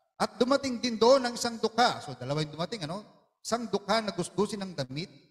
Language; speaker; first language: Filipino; non-native, local second language; Iloko